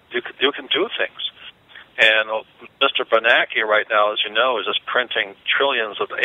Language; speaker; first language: English; native; English